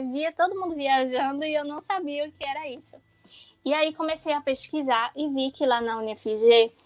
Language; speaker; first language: Portuguese; native; Portuguese